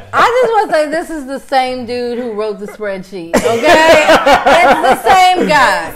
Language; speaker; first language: English; native; English